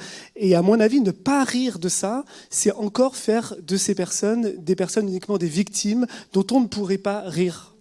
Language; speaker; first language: French; native; French